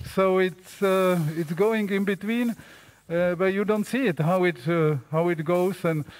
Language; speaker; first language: English; non-native, fluent; Czech